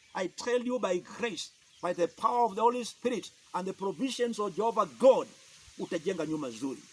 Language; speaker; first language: English; non-native, local second language; Swahili